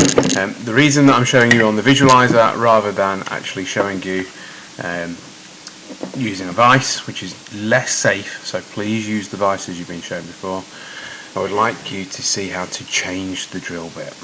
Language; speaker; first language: English; native; English